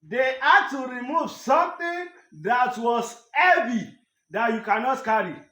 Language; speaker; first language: English; non-native, local second language; Yoruba